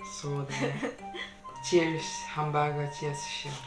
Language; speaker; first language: Japanese; non-native, learner; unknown